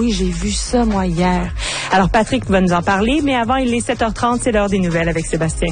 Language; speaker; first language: French; native; French